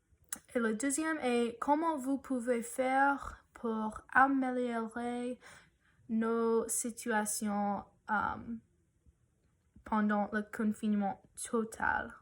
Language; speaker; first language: French; non-native, learner; English